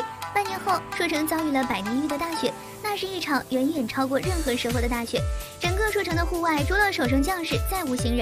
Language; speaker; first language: Chinese; native; Chinese